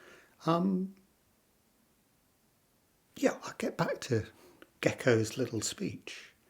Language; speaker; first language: English; native; English